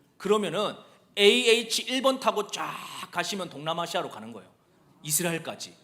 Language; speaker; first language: Korean; native; Korean